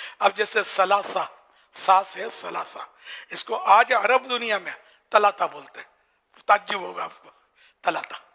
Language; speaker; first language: Urdu; native; Urdu